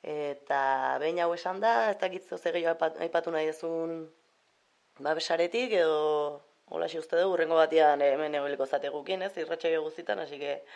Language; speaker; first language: Basque; native; Basque